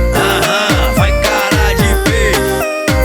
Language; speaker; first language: Portuguese; native; Portuguese